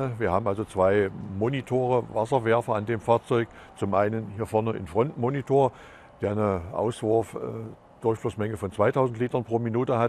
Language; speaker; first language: German; native; German